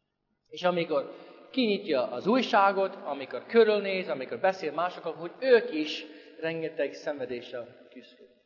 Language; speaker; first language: Hungarian; non-native, fluent; English